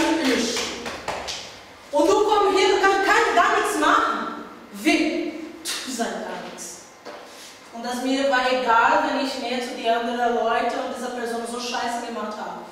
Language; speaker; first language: German; non-native, learner; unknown